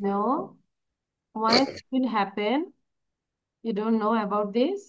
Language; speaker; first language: English; non-native, learner; Bangla